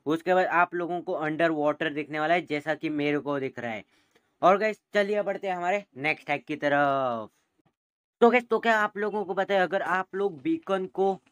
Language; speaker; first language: Hindi; native; Hindi